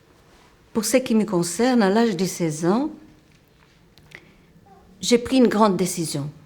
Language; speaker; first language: French; non-native, fluent; Portuguese